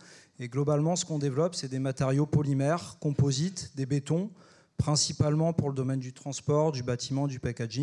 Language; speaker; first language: French; native; French